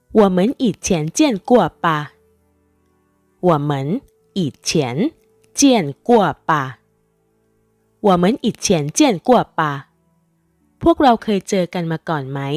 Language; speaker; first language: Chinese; non-native, fluent; Thai